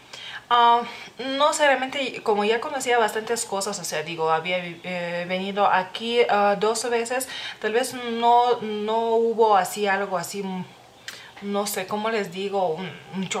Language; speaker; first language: Spanish; non-native, fluent; Lithuanian